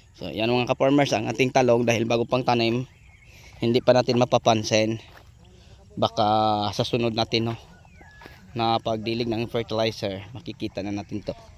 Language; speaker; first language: Filipino; non-native, local second language; Cebuano